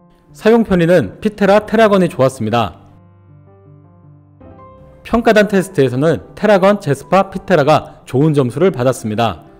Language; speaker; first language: Korean; native; Korean